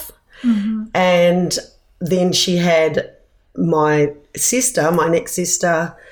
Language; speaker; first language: English; native; English